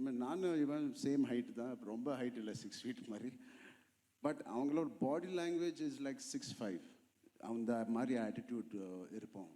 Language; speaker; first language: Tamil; non-native, local second language; Telugu